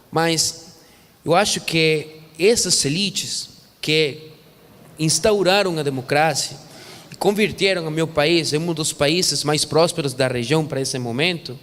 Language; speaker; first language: Portuguese; non-native, fluent; Spanish